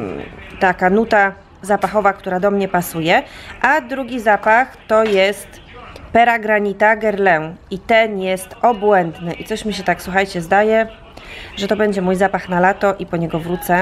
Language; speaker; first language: Polish; native; Polish